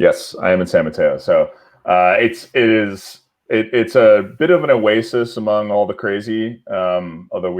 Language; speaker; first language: English; native; English